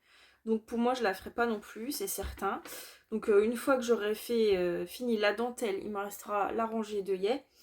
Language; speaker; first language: French; native; French